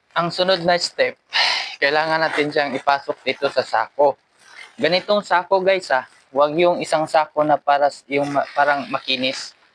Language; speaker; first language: Filipino; non-native, local second language; Cebuano